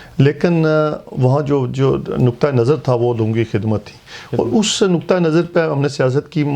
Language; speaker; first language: Urdu; non-native, local second language; Pahari-Potwari